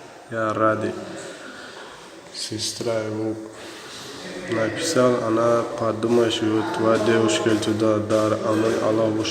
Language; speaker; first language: Russian; non-native, learner; Tajik